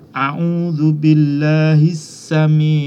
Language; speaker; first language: Arabic; non-native, fluent; Indonesian